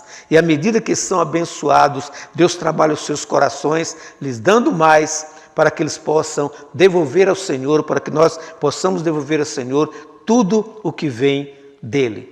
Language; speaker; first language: Portuguese; native; Portuguese